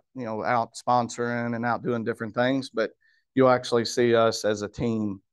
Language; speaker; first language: English; native; English